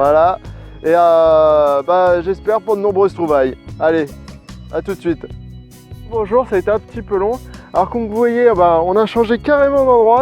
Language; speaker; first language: French; native; French